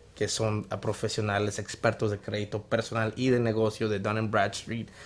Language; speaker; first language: Spanish; early bilingual, heritage; Spanish